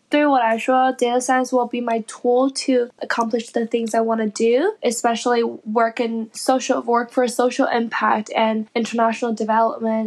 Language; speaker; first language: English; non-native, fluent; Chinese